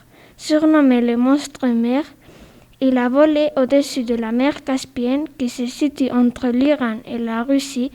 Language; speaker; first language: French; non-native, fluent; Spanish